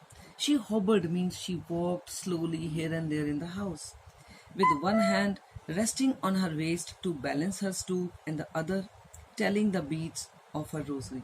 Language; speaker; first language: English; non-native, local second language; Hindi